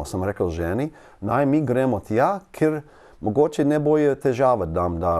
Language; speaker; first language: Slovenian; non-native, learner; English